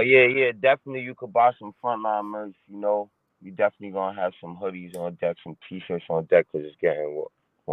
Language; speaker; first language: English; native; English